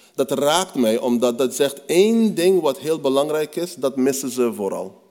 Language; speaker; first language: Dutch; native; Dutch